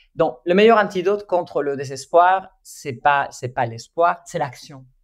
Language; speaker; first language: French; non-native, fluent; Spanish